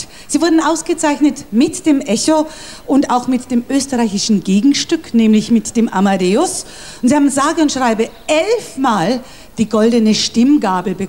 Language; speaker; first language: German; native; German